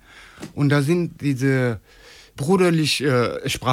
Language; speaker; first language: German; non-native, fluent; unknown